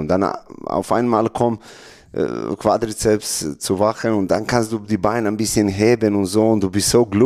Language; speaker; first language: German; non-native, learner; Serbian